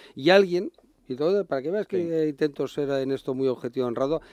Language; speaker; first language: Spanish; native; Spanish